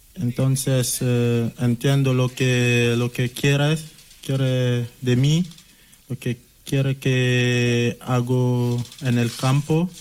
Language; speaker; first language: Spanish; non-native, learner; French